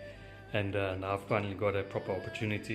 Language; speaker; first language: English; native; English